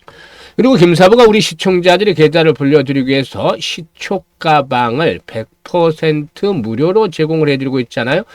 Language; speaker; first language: Korean; native; Korean